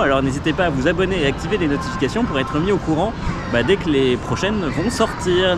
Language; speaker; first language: French; native; French